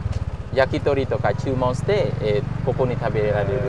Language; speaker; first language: Japanese; non-native, fluent; Khmer